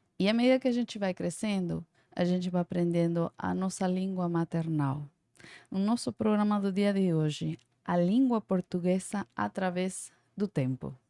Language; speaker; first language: Portuguese; non-native, fluent; Spanish